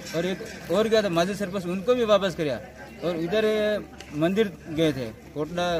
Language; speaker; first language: Hindi; non-native, local second language; Gujarati